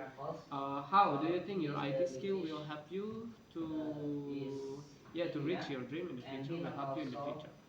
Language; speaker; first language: English; non-native, learner; Indonesian